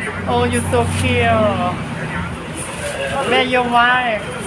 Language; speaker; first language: English; non-native, learner; Thai